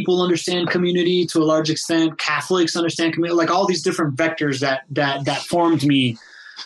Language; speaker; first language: English; early bilingual, other home language; Spanish